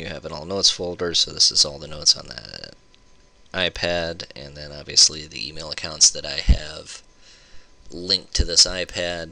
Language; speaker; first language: English; native; English